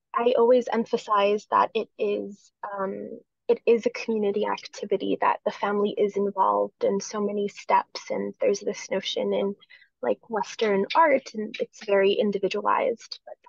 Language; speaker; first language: English; native; English